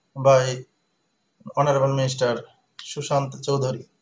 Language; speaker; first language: English; non-native, local second language; Bangla